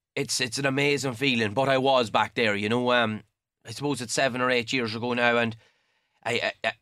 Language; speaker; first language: English; native; English